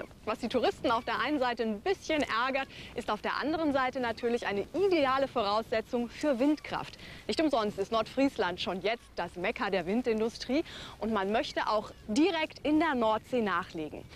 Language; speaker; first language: German; native; German